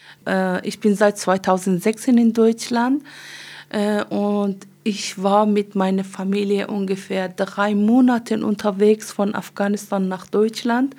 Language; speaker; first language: German; non-native, learner; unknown